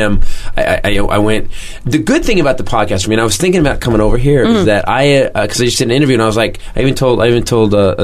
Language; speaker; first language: English; native; English